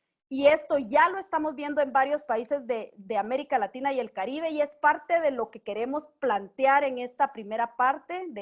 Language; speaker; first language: Spanish; native; Spanish